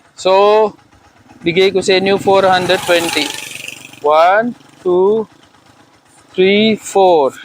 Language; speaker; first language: Filipino; non-native, learner; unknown